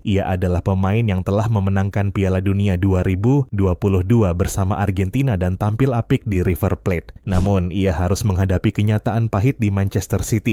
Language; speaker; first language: Indonesian; native; Indonesian